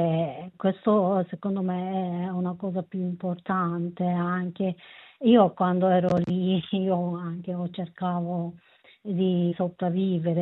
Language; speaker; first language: Italian; non-native, learner; Kurdish